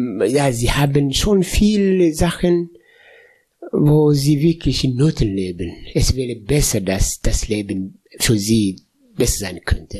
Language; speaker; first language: German; non-native, fluent; Swahili